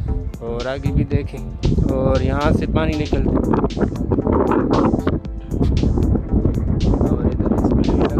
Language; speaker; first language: Hindi; non-native, local second language; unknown